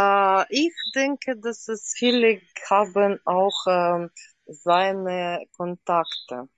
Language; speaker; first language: German; non-native, learner; Russian